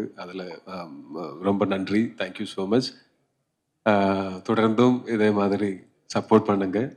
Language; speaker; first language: Tamil; non-native, learner; Malayalam